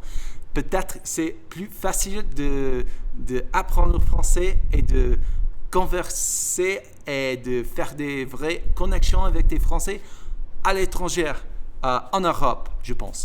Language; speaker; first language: French; non-native, fluent; English